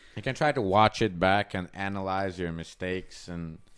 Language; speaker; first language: English; non-native, fluent; Hungarian